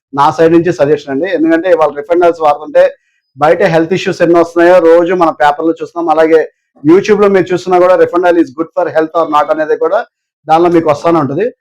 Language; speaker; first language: Telugu; native; Telugu